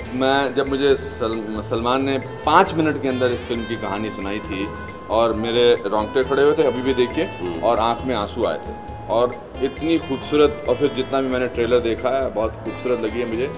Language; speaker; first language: Hindi; native; Hindi